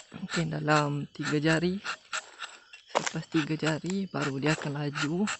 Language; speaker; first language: Malay; native; Malay